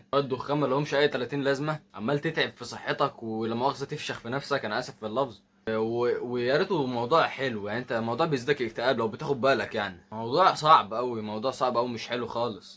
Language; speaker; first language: Arabic; native; Arabic